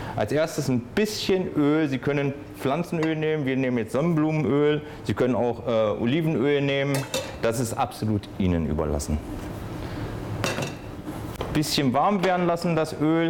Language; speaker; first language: German; native; German